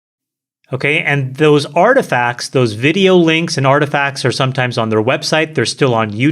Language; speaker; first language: English; native; English